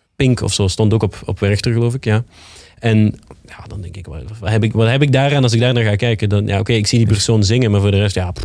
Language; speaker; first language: Dutch; native; Dutch